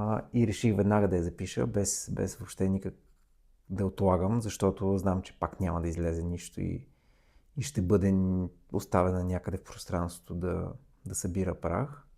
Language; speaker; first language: Bulgarian; native; Bulgarian